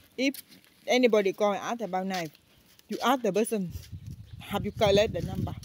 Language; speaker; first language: English; non-native, learner; Vietnamese